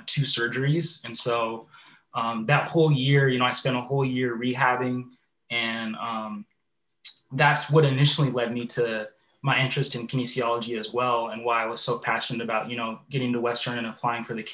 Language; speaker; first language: English; native; English